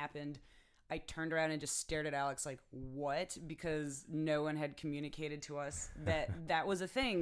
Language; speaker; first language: English; native; English